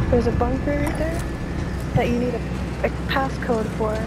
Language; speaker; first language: English; early bilingual, other home language; Turkish